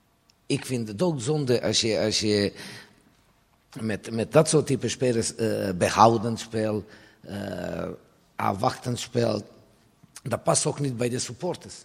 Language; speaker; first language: Dutch; non-native, fluent; Serbian